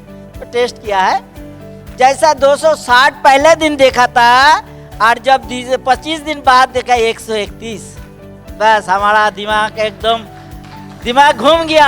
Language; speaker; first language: Hindi; non-native, local second language; Bangla